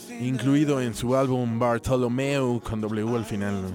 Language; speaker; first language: Spanish; native; Spanish